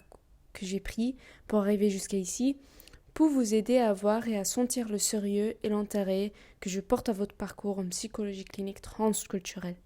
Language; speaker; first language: French; non-native, learner; Arabic